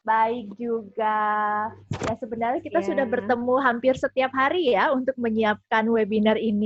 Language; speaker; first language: Indonesian; native; Indonesian